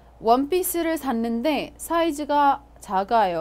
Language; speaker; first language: Korean; non-native, fluent; Arabic